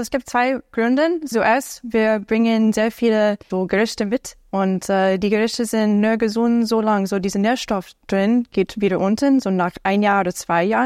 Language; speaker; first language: German; non-native, learner; English